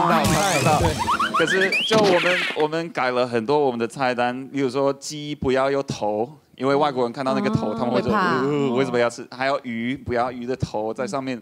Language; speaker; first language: Chinese; non-native, fluent; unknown